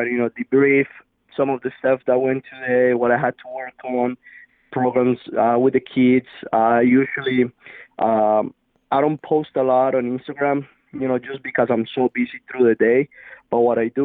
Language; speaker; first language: English; non-native, fluent; Spanish